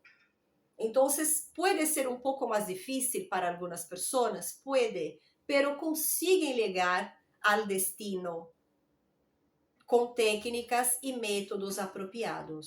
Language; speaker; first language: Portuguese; non-native, learner; Spanish